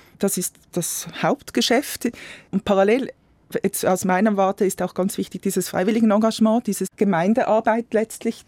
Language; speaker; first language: German; native; German